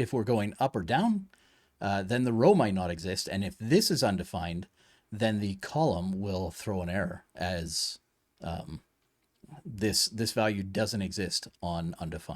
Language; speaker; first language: English; native; English